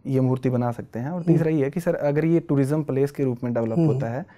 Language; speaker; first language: Hindi; native; Hindi